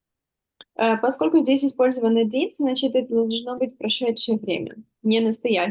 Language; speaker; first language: Russian; native; Russian